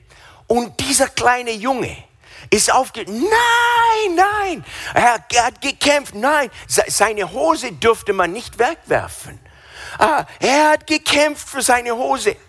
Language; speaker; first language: German; non-native, fluent; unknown